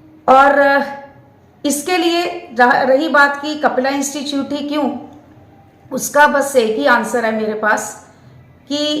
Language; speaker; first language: Hindi; native; Hindi